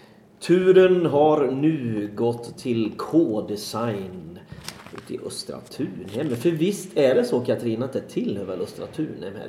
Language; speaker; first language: Swedish; native; Swedish